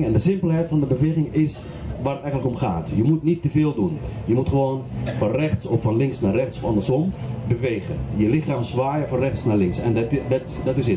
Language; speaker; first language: Dutch; non-native, fluent; Arabic